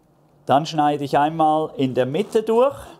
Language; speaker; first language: German; native; German